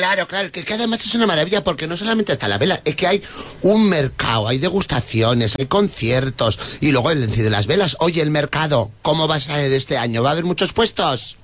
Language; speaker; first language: Spanish; native; Spanish